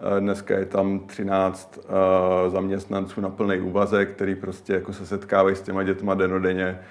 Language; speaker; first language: Czech; native; Czech